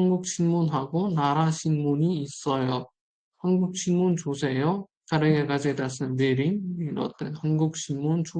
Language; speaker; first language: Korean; non-native, fluent; Uzbek